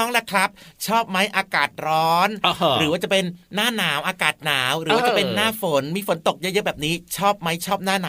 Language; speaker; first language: Thai; native; Thai